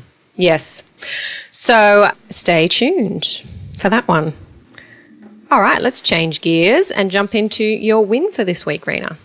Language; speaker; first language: English; native; English